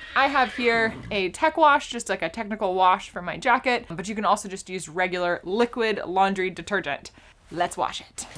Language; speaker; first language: English; native; English